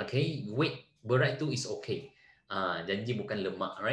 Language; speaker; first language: English; non-native, local second language; Malay